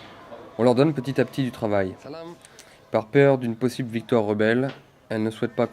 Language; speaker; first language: French; native; French